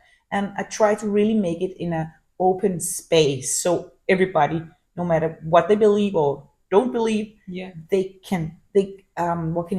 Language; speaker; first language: English; non-native, fluent; Danish